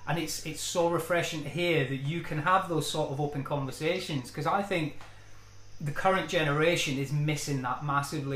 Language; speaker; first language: English; native; English